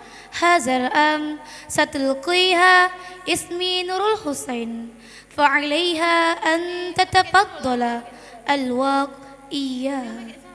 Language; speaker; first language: Arabic; non-native, learner; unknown